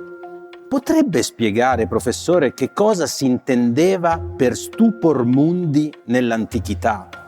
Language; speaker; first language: Italian; native; Italian